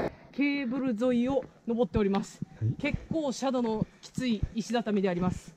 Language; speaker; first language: Japanese; native; Japanese